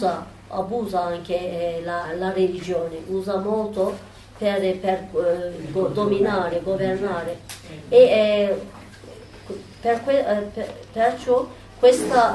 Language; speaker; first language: Italian; non-native, learner; Turkish